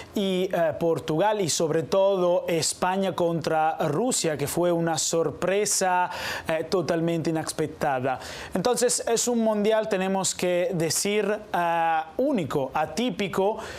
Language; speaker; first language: Spanish; non-native, fluent; Italian